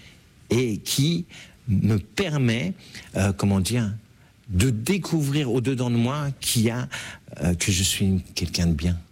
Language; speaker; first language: French; native; French